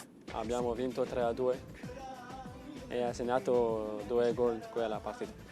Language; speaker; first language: Italian; non-native, learner; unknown